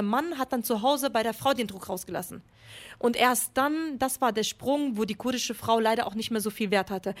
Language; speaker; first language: German; early bilingual, other home language; Kurdish